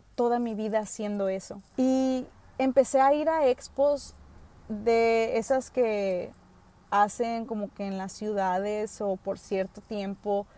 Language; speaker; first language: Spanish; early bilingual, other home language; English